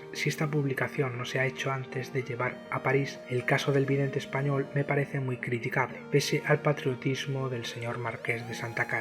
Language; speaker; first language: Spanish; native; Spanish